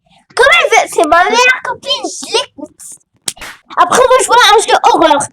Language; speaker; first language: French; native; French